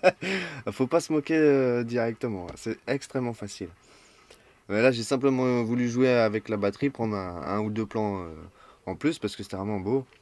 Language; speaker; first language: French; native; French